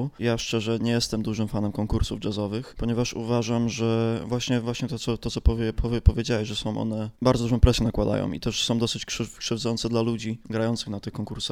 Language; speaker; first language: Polish; native; Polish